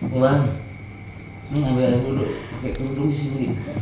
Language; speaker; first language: Indonesian; native; Indonesian